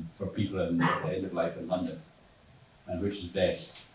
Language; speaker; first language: English; native; English